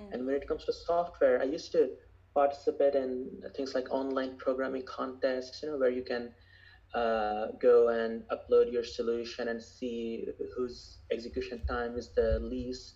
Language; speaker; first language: English; non-native, local second language; Bangla